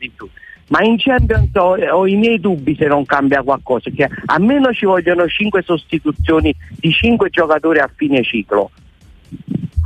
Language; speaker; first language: Italian; native; Italian